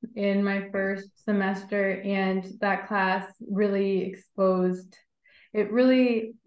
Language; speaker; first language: English; native; English